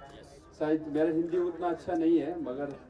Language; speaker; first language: Hindi; non-native, learner; Tibetan